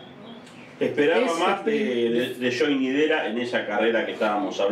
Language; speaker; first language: Spanish; native; Spanish